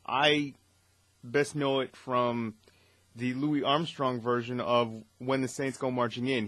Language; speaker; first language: English; native; English